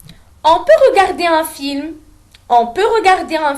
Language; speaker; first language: French; non-native, local second language; Arabic